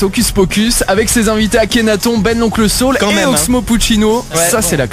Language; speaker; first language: French; native; French